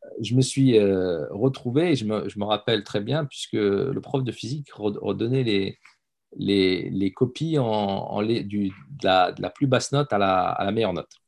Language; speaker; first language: French; early bilingual, other home language; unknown